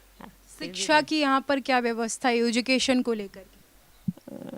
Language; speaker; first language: Hindi; native; Hindi